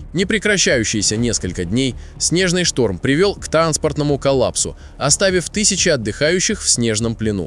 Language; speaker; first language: Russian; native; Russian